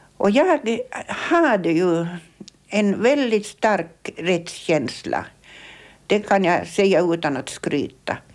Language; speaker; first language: Swedish; native; Swedish